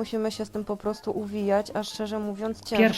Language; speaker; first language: Polish; native; Polish